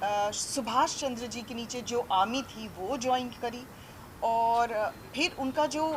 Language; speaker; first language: Hindi; native; Hindi